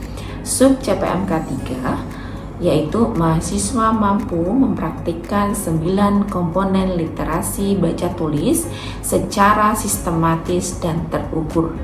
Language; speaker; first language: Indonesian; native; Indonesian